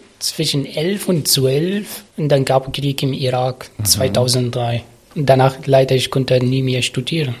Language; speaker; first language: German; non-native, learner; Arabic